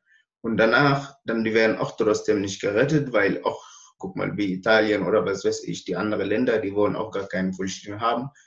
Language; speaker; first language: German; non-native, learner; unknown